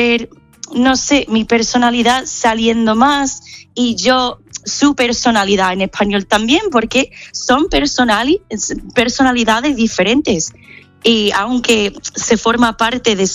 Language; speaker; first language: Spanish; non-native, fluent; English